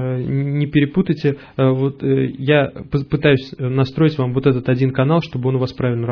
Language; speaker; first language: Russian; native; Russian